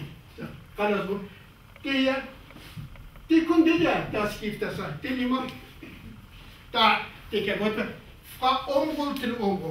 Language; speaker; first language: Danish; non-native, fluent; Kurdish